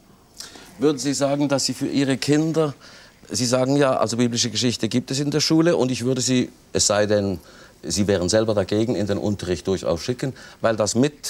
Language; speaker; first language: German; native; German